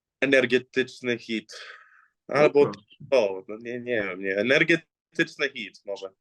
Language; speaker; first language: Polish; early bilingual, heritage; English